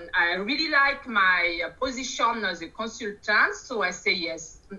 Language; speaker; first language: English; non-native, learner; Malagasy